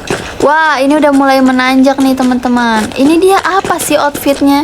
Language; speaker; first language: Indonesian; native; Indonesian